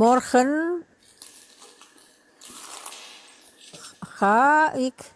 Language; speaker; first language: Dutch; non-native, fluent; Indonesian